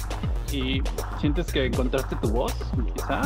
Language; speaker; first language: Spanish; native; Spanish